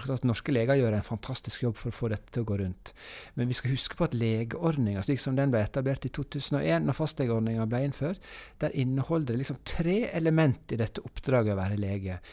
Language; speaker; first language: Norwegian; native; Norwegian